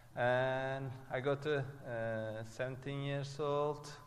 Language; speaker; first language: English; non-native, learner; Turkish